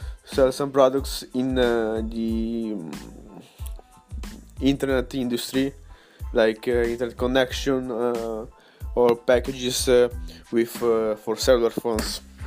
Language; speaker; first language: English; non-native, learner; Ukrainian